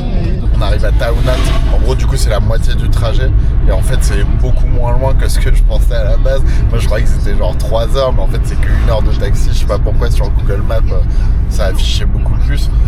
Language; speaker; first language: French; native; French